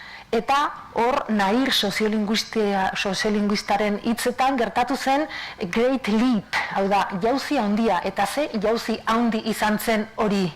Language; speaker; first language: Basque; native; Basque